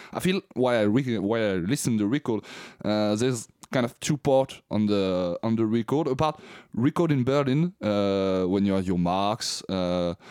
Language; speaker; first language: English; non-native, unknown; French